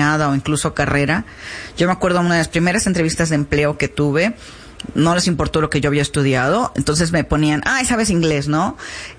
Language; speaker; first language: Spanish; native; Spanish